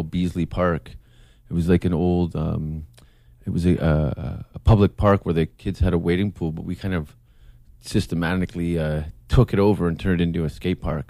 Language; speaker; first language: English; native; English